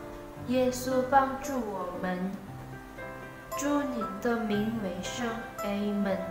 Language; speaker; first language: Chinese; non-native, learner; Indonesian